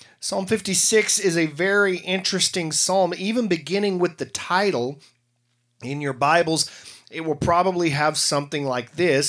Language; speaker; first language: English; native; English